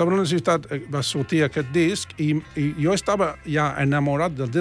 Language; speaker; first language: Catalan; non-native, fluent; English